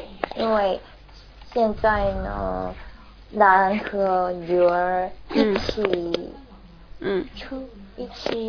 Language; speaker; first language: Chinese; non-native, learner; Korean